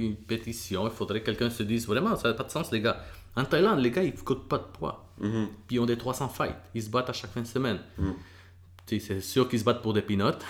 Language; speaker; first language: French; early bilingual, other home language; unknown